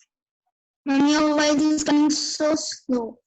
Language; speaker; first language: English; non-native, learner; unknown